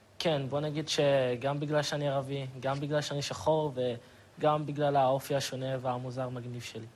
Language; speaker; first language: Hebrew; non-native, local second language; Arabic